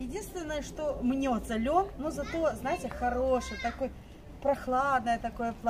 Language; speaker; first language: Russian; native; Russian